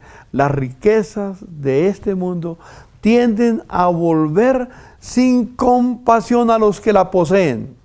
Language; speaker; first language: Spanish; native; Spanish